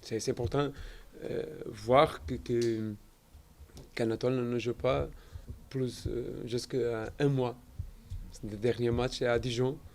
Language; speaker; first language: French; non-native, learner; Portuguese